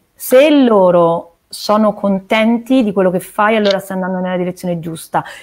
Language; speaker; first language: Italian; native; Italian